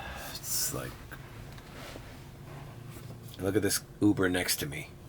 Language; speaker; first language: English; early bilingual, other home language; Spanish